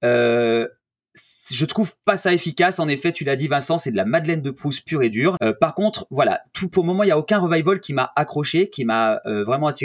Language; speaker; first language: French; native; French